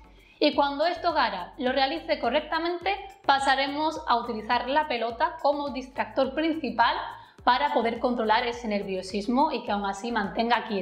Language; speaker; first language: Spanish; native; Spanish